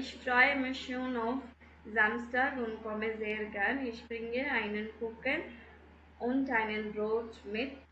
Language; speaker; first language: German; non-native, learner; Tamil